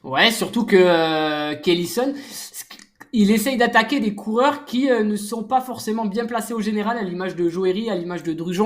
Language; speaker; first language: French; native; French